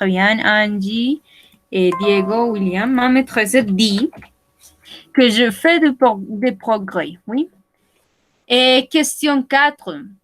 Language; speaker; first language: French; non-native, fluent; Spanish